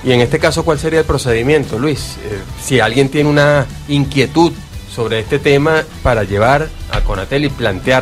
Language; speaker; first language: Spanish; native; Spanish